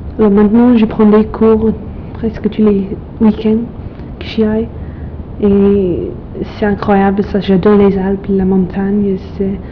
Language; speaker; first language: French; non-native, fluent; English